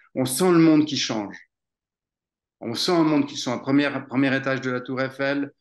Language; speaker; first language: French; native; French